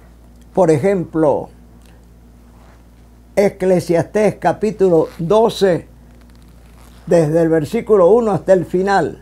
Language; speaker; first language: Spanish; native; Spanish